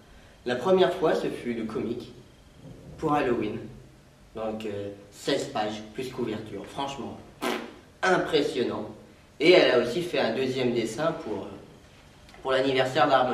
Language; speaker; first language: French; native; French